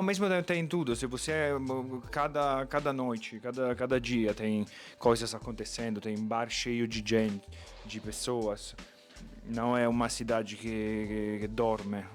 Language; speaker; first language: Portuguese; non-native, fluent; Italian